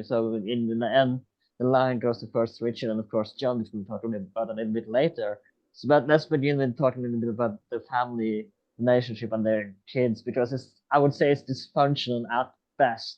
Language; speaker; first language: English; non-native, fluent; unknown